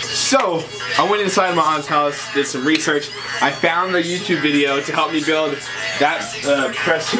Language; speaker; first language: English; native; English